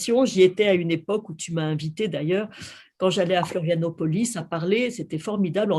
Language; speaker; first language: French; native; French